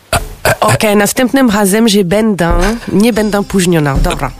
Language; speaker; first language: Polish; non-native, learner; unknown